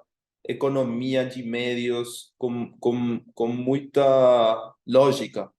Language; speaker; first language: Portuguese; non-native, fluent; Spanish